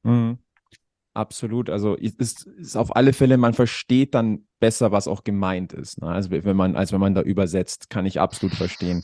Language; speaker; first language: German; native; German